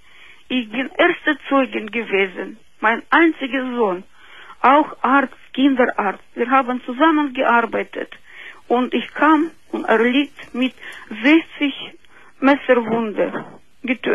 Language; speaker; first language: German; non-native, fluent; Russian